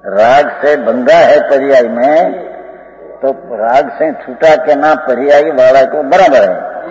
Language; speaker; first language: Hindi; non-native, local second language; Gujarati